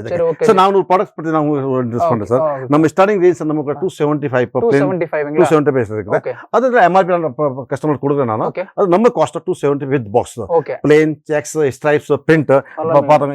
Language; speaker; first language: Tamil; non-native, local second language; Kannada